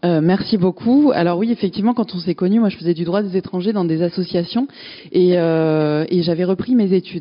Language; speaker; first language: French; native; French